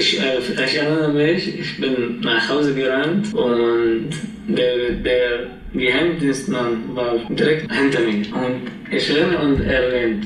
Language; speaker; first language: German; non-native, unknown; Arabic